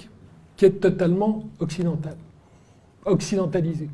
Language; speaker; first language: French; native; French